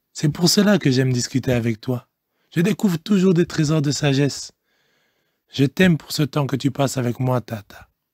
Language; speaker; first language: French; non-native, local second language; Lingala